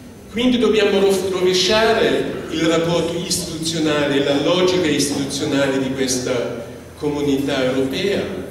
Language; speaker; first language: Italian; non-native, fluent; German